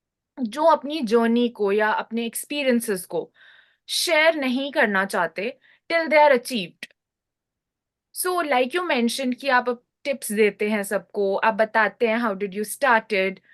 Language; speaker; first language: Hindi; native; Hindi